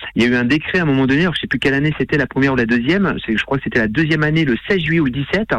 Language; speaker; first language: French; native; French